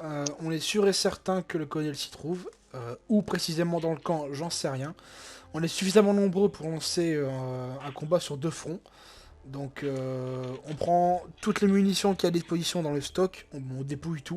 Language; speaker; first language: French; native; French